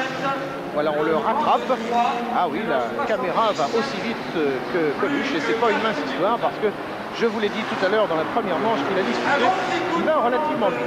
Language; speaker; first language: French; native; French